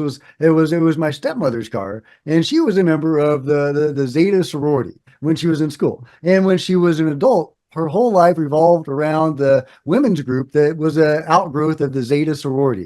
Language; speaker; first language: English; native; English